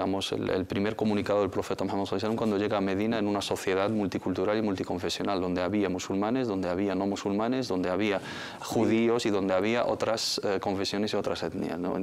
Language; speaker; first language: Spanish; native; Spanish